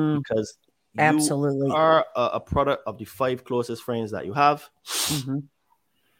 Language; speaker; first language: English; native; English